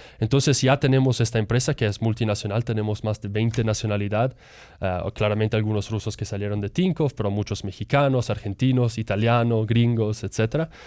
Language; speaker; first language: Spanish; non-native, fluent; Italian